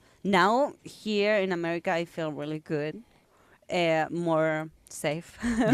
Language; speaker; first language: English; non-native, learner; Spanish